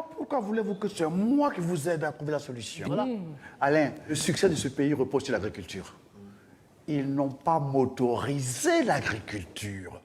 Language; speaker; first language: French; non-native, local second language; Dyula